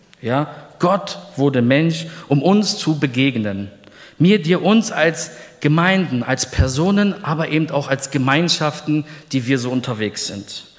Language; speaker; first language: German; early bilingual, other home language; Polish